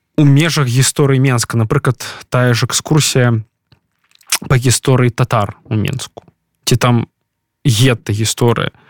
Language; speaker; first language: Belarusian; non-native, local second language; Russian